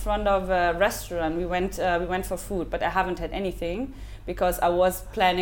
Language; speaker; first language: English; non-native, fluent; German